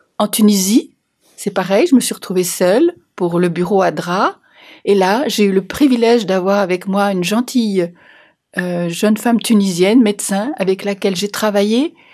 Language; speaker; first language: French; native; French